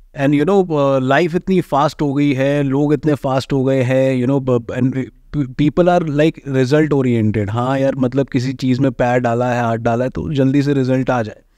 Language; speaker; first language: Hindi; native; Hindi